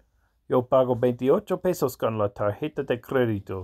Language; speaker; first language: Spanish; non-native, learner; English